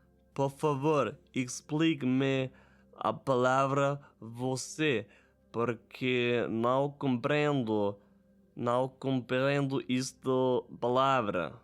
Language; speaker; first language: Portuguese; non-native, learner; German